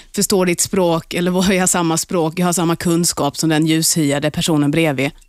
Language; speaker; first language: Swedish; native; Swedish